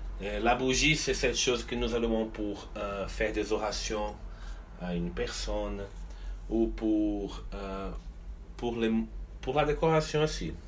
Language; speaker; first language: French; non-native, fluent; Portuguese